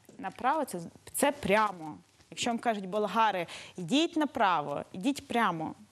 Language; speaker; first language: Ukrainian; native; Ukrainian